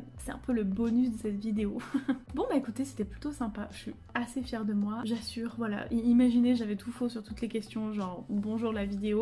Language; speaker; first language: French; native; French